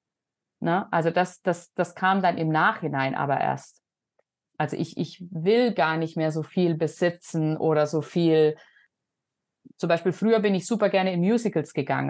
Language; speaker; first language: German; native; German